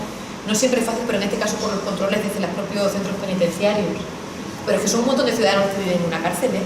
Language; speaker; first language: Spanish; native; Spanish